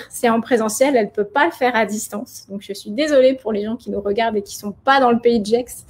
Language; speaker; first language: French; native; French